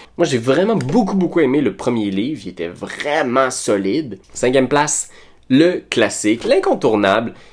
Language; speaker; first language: French; native; French